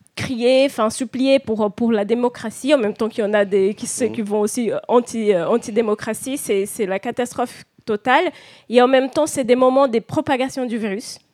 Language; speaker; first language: French; non-native, fluent; Portuguese